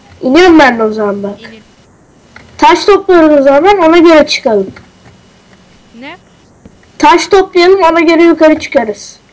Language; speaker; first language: Turkish; native; Turkish